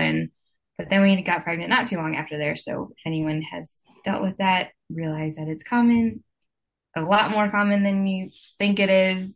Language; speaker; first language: English; native; English